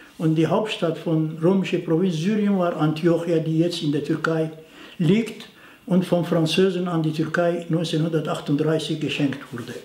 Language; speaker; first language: German; non-native, fluent; Turoyo